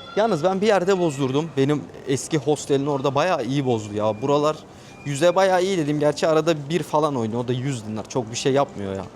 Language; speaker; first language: Turkish; native; Turkish